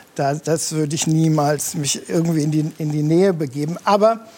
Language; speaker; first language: German; native; German